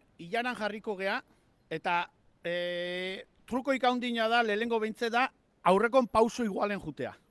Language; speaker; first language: Basque; native; Basque